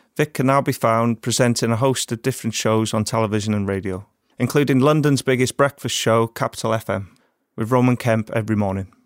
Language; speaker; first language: English; native; English